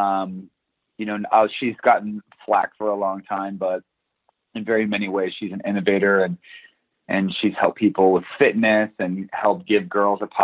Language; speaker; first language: English; native; English